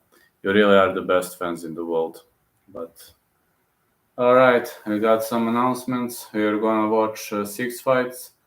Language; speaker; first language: English; non-native, fluent; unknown